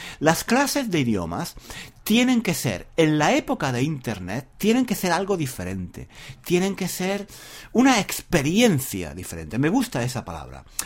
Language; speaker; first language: Spanish; native; Spanish